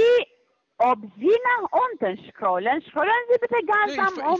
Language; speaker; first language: German; non-native, fluent; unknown